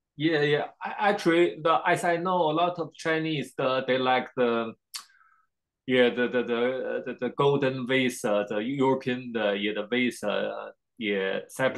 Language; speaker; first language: English; non-native, learner; Chinese